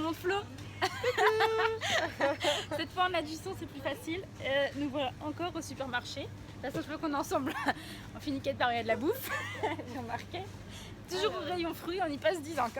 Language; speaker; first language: French; native; French